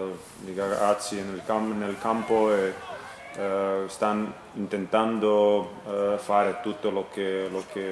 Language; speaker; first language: Italian; non-native, learner; Croatian